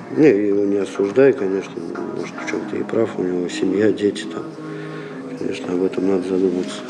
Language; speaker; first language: Russian; native; Russian